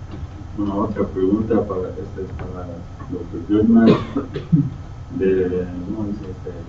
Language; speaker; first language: Spanish; non-native, learner; English